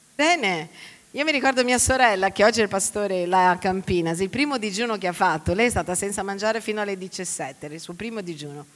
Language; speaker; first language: Italian; non-native, fluent; Portuguese